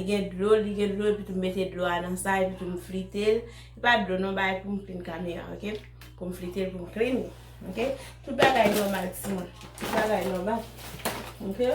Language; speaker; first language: French; non-native, learner; Haitian Creole